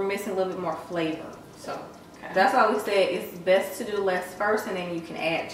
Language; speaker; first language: English; native; English